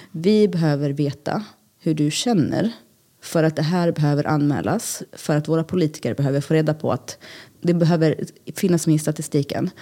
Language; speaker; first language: Swedish; early bilingual, other home language; Greek